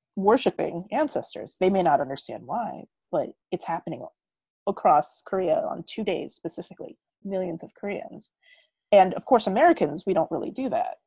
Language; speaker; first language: English; native; English